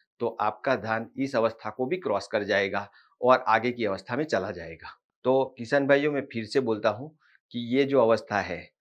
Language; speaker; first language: Hindi; non-native, local second language; Marathi